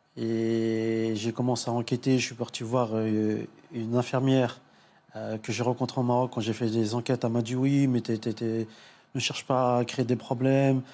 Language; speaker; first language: French; early bilingual, other home language; Arabic